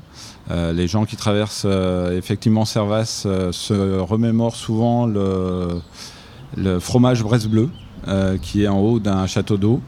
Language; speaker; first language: French; native; French